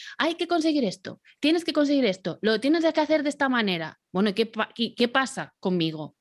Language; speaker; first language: Spanish; native; Spanish